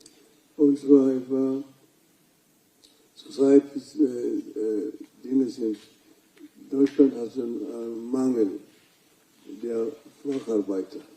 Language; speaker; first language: German; non-native, fluent; Luo (Kenya and Tanzania)